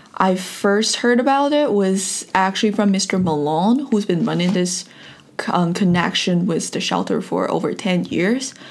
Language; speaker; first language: English; non-native, fluent; Chinese